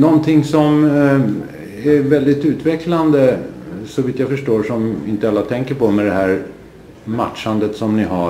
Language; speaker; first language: Swedish; native; Swedish